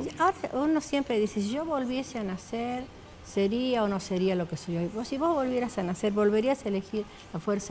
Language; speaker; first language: Spanish; native; Spanish